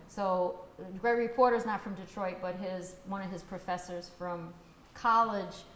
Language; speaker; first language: English; native; English